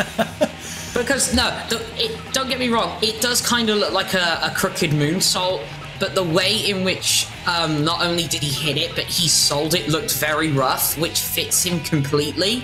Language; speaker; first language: English; native; English